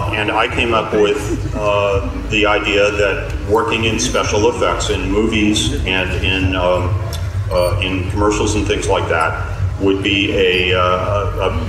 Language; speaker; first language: English; native; English